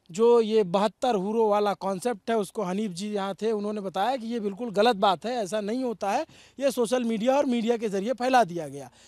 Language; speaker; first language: Hindi; native; Hindi